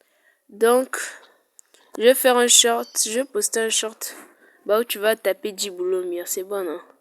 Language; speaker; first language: French; native; French